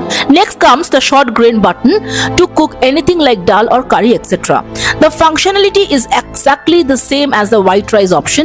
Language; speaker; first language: English; non-native, local second language; Bangla